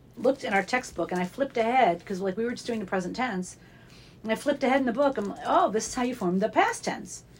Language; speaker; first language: English; native; English